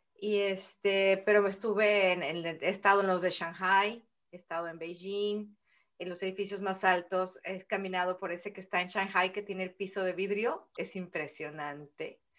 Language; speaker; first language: Spanish; native; Spanish